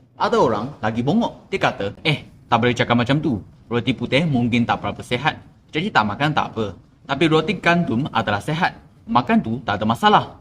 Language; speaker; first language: Malay; native; Malay